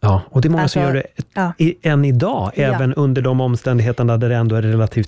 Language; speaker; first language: Swedish; native; Swedish